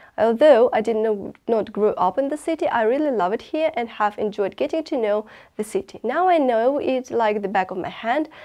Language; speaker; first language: English; non-native, fluent; Russian